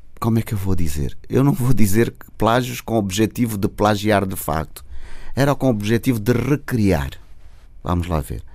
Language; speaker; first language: Portuguese; native; Portuguese